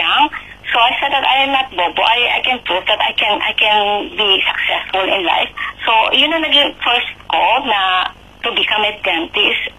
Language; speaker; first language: Filipino; native; Filipino